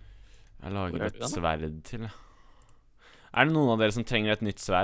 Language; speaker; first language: Norwegian; native; Norwegian